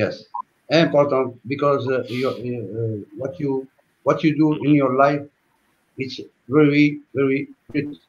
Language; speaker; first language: English; non-native, learner; French